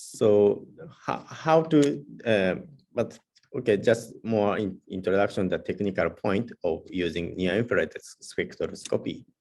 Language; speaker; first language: English; non-native, learner; Japanese